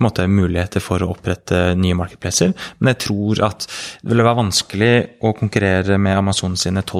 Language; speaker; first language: Norwegian; native; Norwegian